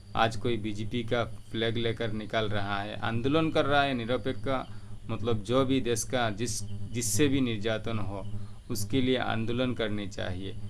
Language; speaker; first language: Hindi; non-native, local second language; Bangla